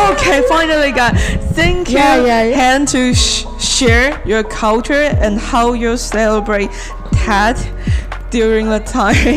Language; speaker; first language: English; non-native, learner; Chinese